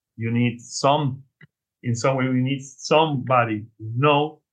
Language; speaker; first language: English; non-native, learner; Spanish